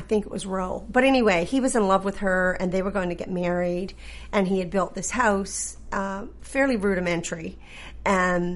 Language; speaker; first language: English; native; English